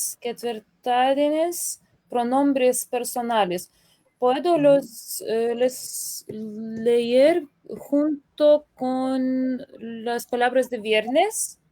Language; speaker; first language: Spanish; non-native, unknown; Lithuanian